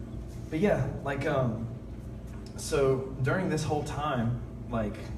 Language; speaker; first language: English; native; English